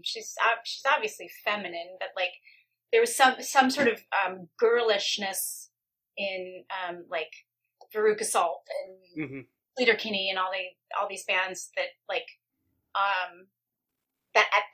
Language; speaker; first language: English; native; English